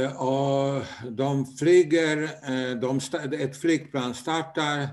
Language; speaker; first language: Swedish; non-native, fluent; Polish